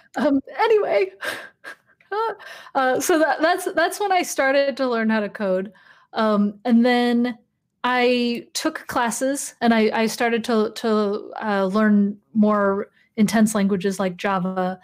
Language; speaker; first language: English; native; English